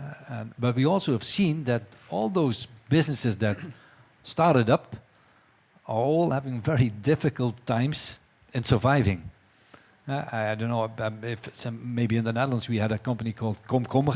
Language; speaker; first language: English; non-native, fluent; Dutch